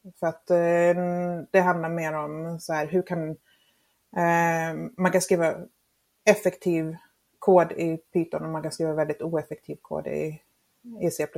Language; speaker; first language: Swedish; non-native, fluent; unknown